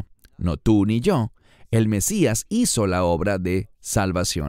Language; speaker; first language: Spanish; native; Spanish